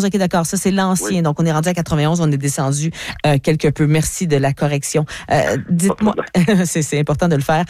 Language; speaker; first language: French; native; French